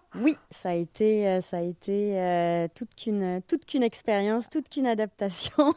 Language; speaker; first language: French; native; French